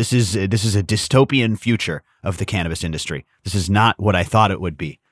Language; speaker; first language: English; native; English